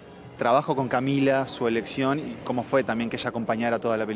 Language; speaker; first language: Spanish; native; Spanish